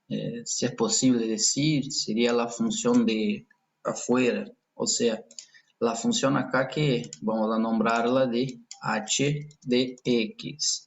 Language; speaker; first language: Spanish; non-native, fluent; Portuguese